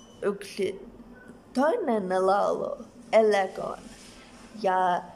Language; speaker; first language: Finnish; non-native, learner; Russian